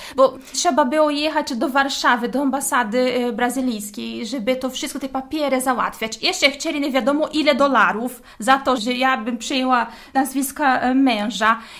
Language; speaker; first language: Polish; non-native, fluent; Portuguese